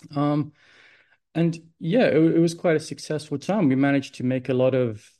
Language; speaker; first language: English; native; English